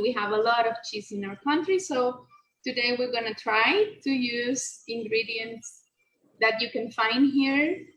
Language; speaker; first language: English; non-native, learner; Spanish